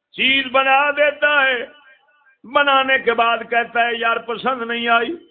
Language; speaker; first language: Urdu; non-native, local second language; Punjabi